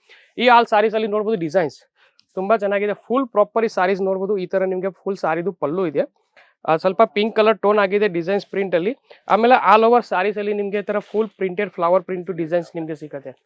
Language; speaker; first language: Kannada; non-native, local second language; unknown